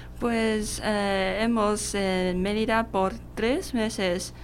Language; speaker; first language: Spanish; non-native, learner; Chinese